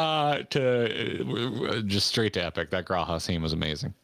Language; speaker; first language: English; native; English